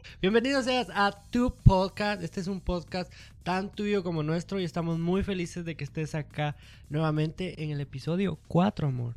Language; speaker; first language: Spanish; native; Spanish